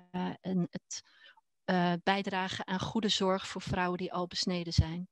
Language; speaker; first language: Dutch; native; Dutch